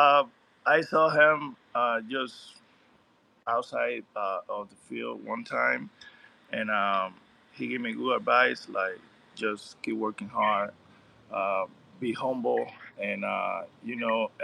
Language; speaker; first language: English; non-native, learner; Spanish